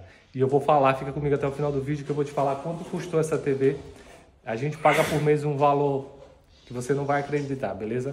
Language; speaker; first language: Portuguese; native; Portuguese